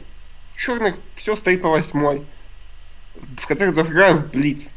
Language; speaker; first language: Russian; native; Russian